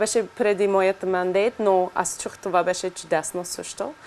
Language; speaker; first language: Bulgarian; non-native, learner; English